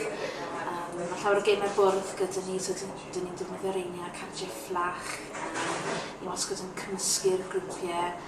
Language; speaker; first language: Welsh; non-native, local second language; English